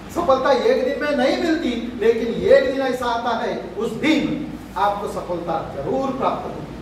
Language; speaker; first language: Hindi; non-native, local second language; Marathi